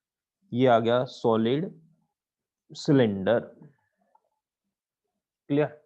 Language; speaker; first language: Hindi; native; Hindi